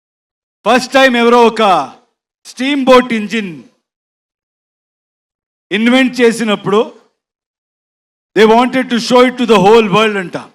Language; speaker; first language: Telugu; non-native, learner; Kannada